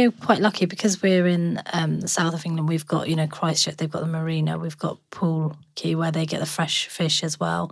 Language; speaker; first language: English; native; English